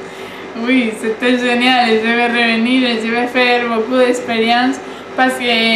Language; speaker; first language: French; non-native, learner; Spanish